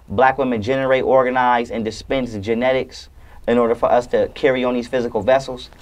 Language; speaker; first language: English; native; English